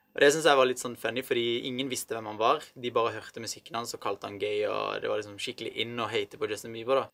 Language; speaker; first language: Norwegian; early bilingual, other home language; Arabic